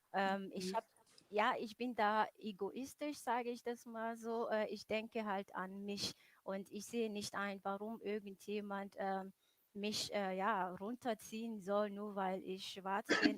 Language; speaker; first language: German; non-native, fluent; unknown